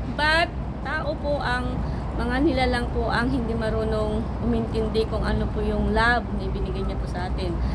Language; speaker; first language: Filipino; non-native, local second language; Iloko